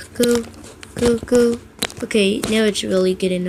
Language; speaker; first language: English; native; English